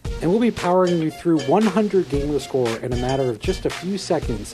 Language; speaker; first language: English; native; English